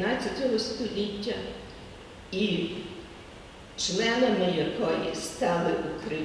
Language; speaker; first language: Ukrainian; early bilingual, heritage; Ukrainian